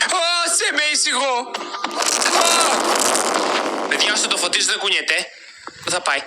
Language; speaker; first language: Greek; native; Greek